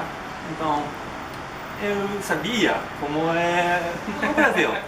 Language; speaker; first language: Portuguese; non-native, learner; Japanese